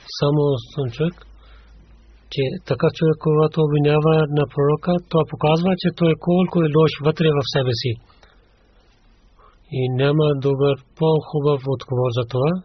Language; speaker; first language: Bulgarian; non-native, learner; Urdu